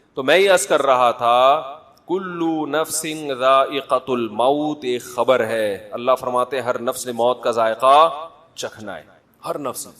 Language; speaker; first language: Urdu; native; Urdu